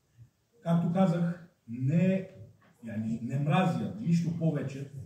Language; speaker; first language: Bulgarian; non-native, fluent; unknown